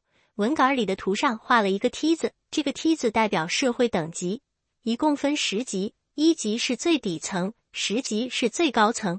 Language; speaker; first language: Chinese; native; Chinese